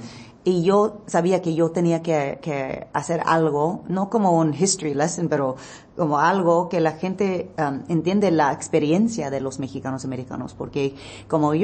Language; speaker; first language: Spanish; early bilingual, heritage; English